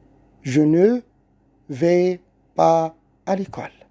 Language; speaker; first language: French; non-native, fluent; Arabic